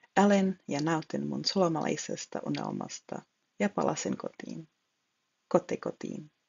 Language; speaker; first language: Finnish; non-native, fluent; Czech